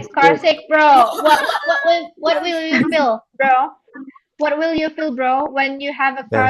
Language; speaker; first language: English; non-native, learner; Indonesian